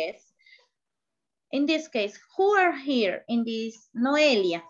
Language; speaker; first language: English; non-native, learner; Spanish